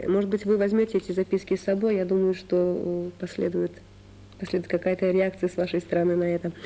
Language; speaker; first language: Russian; native; Russian